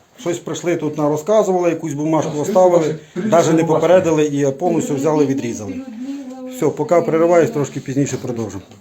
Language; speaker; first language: Ukrainian; native; Ukrainian